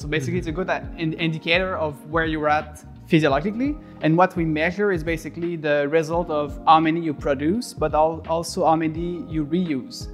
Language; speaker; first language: English; non-native, fluent; French